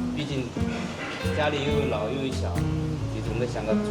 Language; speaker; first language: Chinese; native; Chinese